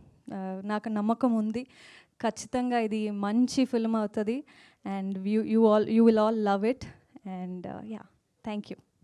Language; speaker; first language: Telugu; non-native, fluent; Kannada